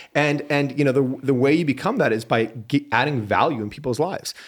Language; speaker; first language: English; native; English